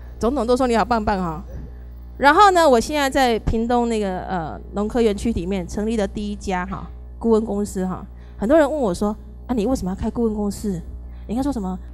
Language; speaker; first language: Chinese; native; Chinese